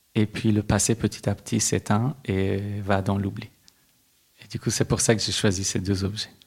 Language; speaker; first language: French; early bilingual, other home language; Persian